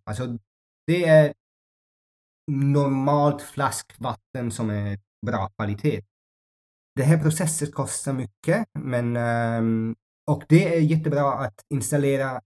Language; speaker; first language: Swedish; non-native, learner; English